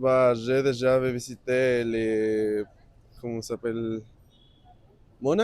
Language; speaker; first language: French; non-native, learner; Spanish